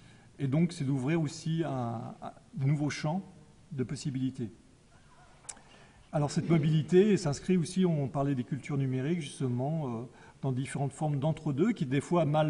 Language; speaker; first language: French; native; French